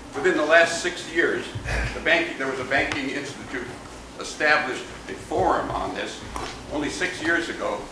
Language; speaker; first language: English; native; English